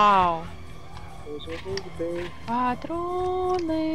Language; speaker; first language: Russian; native; Russian